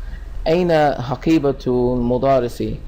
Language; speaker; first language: Arabic; non-native, fluent; English